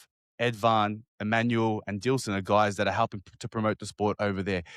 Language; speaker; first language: English; native; English